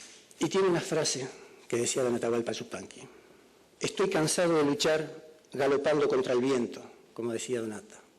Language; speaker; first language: Spanish; native; Spanish